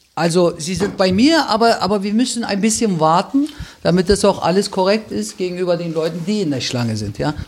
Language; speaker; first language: German; early bilingual, other home language; Turkish